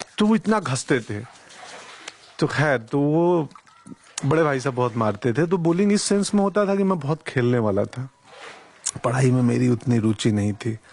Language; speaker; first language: Hindi; non-native, local second language; Bhojpuri